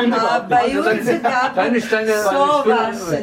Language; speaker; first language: German; non-native, learner; Italian